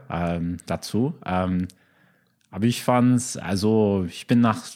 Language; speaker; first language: German; non-native, fluent; English